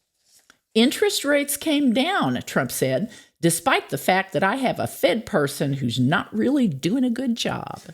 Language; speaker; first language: English; native; English